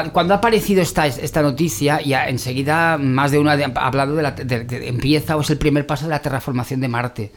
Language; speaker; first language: Spanish; native; Spanish